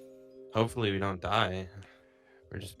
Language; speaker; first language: English; native; English